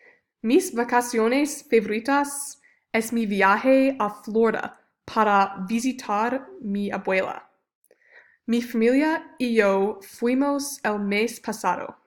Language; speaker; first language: Spanish; non-native, learner; English